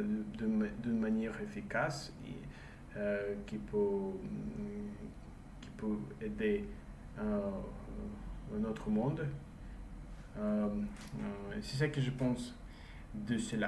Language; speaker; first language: French; non-native, learner; English